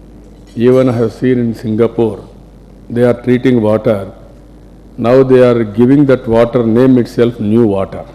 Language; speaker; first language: English; non-native, local second language; Telugu